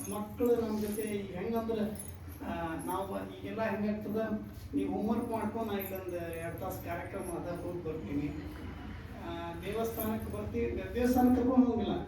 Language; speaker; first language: Kannada; native; Kannada